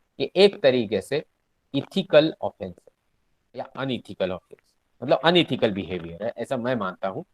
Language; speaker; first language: Hindi; non-native, local second language; Marathi